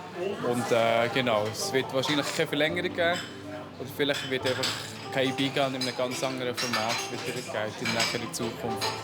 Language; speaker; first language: German; early bilingual, other home language; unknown